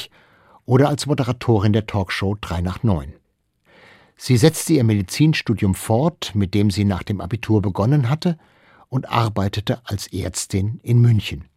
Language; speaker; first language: German; native; German